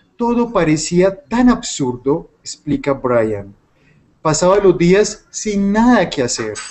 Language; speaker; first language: Spanish; native; Spanish